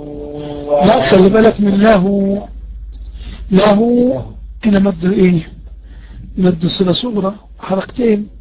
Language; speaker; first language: Arabic; native; Arabic